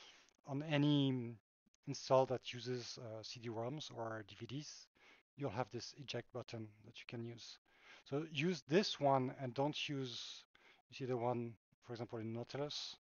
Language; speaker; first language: English; non-native, fluent; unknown